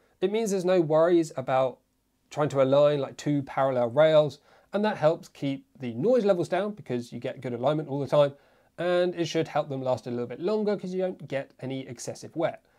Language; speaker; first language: English; native; English